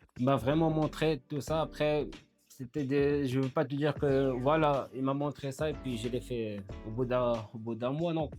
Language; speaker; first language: French; non-native, fluent; Arabic